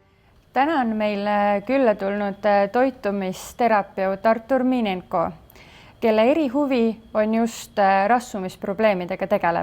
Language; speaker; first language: Estonian; native; Estonian